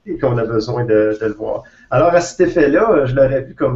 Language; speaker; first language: French; native; French